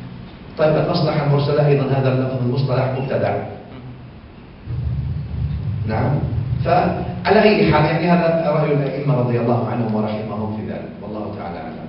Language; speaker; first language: Arabic; native; Arabic